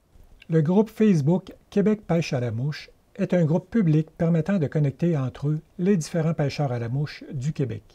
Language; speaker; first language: French; native; French